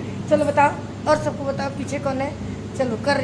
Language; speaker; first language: Hindi; native; Hindi